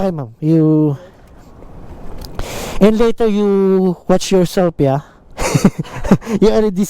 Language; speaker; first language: English; non-native, learner; Filipino